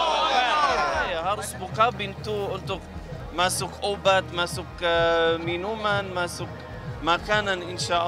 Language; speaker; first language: Indonesian; non-native, learner; Arabic